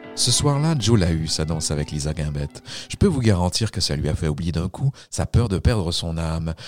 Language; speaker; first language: French; native; French